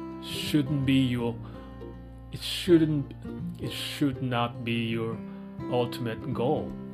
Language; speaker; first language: English; non-native, fluent; Japanese